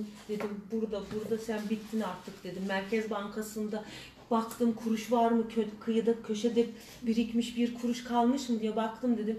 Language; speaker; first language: Turkish; early bilingual, heritage; Turkish